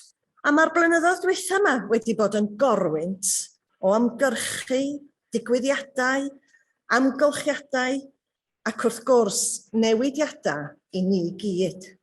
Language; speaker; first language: Welsh; native; Welsh